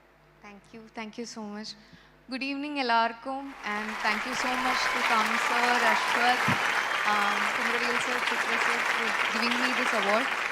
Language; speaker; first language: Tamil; non-native, local second language; Malayalam